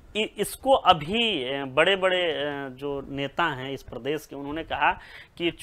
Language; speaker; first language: Hindi; native; Hindi